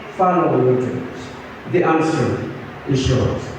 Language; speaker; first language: English; non-native, local second language; Filipino